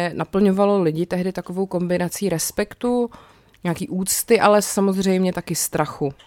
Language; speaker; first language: Czech; native; Czech